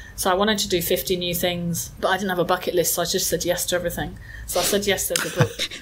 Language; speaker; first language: English; native; English